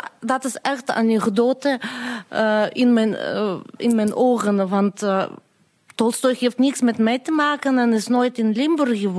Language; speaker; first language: Dutch; non-native, fluent; Russian